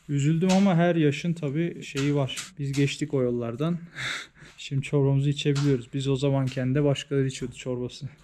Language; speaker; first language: Turkish; native; Turkish